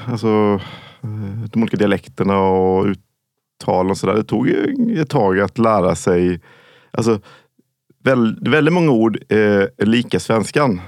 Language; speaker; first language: Swedish; native; Swedish